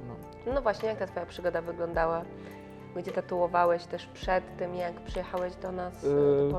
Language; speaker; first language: Polish; native; Polish